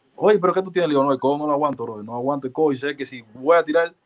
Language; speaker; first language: Spanish; native; Spanish